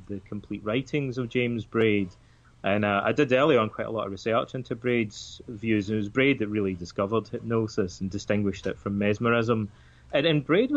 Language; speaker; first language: English; native; English